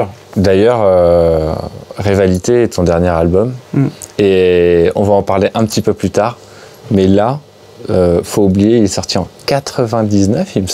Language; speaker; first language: French; native; French